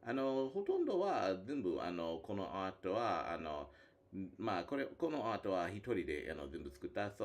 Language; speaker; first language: Japanese; non-native, learner; English